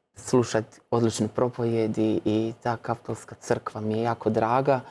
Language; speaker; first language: Croatian; native; Croatian